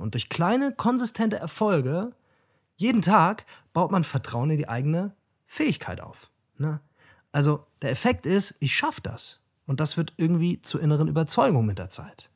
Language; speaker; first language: German; native; German